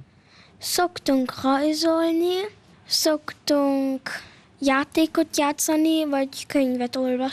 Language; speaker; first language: Hungarian; early bilingual, heritage; Hungarian